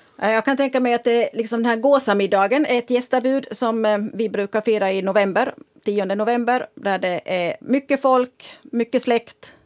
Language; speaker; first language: Swedish; native; Swedish